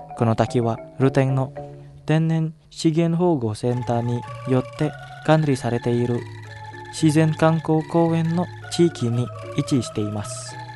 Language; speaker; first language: Japanese; non-native, fluent; Indonesian